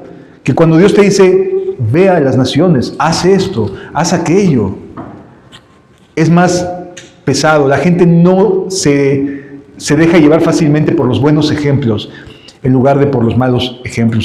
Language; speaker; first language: Spanish; native; Spanish